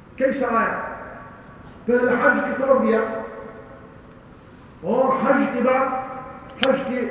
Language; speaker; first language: Urdu; non-native, learner; Arabic